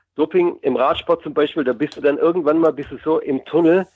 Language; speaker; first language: German; native; German